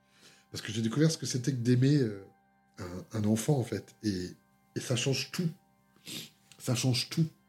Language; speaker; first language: French; native; French